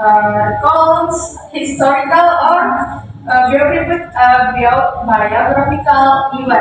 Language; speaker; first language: English; non-native, learner; Indonesian